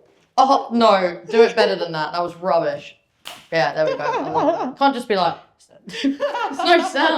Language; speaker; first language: English; native; English